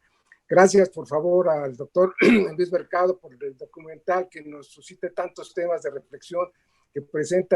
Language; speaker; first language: Spanish; native; Spanish